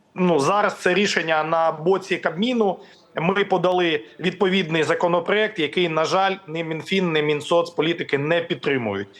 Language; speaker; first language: Ukrainian; native; Ukrainian